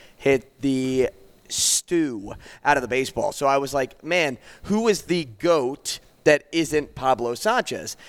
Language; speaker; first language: English; native; English